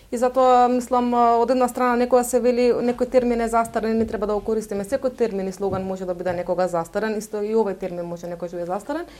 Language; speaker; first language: Macedonian; non-native, local second language; Turkish